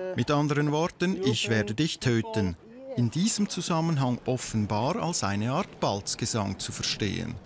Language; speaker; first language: German; native; German